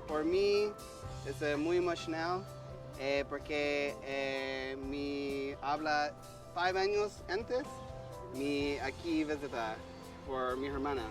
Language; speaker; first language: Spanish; non-native, learner; English